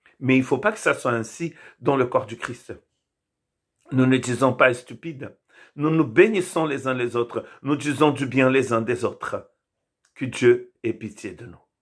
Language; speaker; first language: French; non-native, fluent; Portuguese